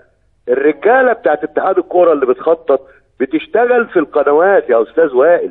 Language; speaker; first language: Arabic; native; Arabic